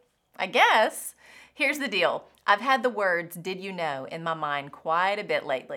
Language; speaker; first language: English; native; English